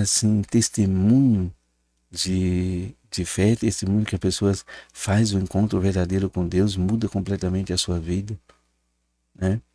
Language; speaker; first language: Portuguese; native; Portuguese